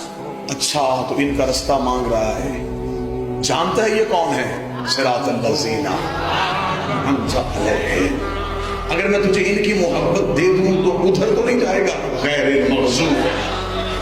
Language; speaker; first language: Urdu; native; Urdu